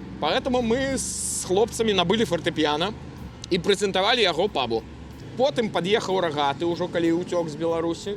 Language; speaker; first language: Belarusian; non-native, local second language; Russian